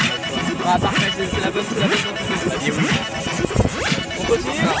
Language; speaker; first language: French; native; French